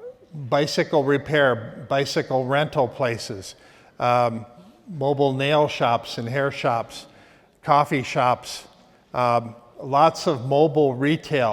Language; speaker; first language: English; native; English